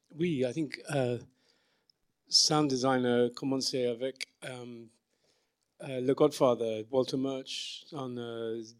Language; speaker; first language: French; non-native, learner; English